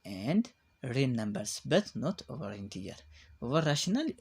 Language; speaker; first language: English; non-native, local second language; Amharic